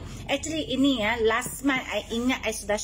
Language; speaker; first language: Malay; non-native, local second language; Min Nan Chinese